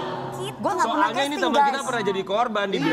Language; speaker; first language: Indonesian; native; Indonesian